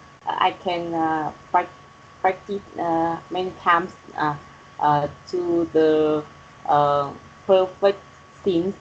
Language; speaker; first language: English; non-native, learner; Vietnamese